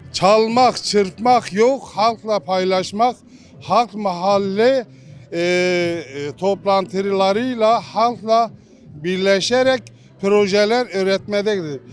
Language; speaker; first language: Turkish; non-native, local second language; Kurdish